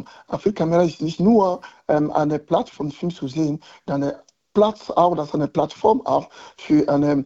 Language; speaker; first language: German; non-native, learner; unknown